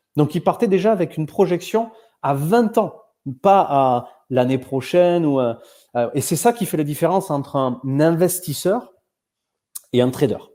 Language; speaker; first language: French; native; French